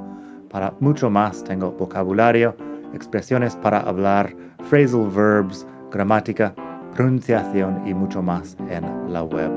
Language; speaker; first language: Spanish; non-native, fluent; English